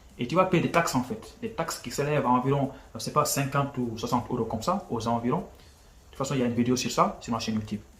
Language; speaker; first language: French; non-native, local second language; Wolof